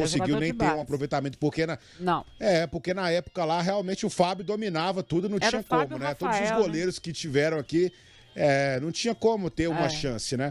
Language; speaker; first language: Portuguese; native; Portuguese